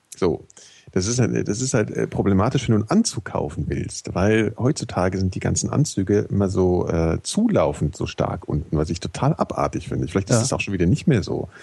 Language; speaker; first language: German; native; German